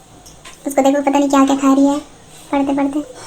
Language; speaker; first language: Hindi; native; Hindi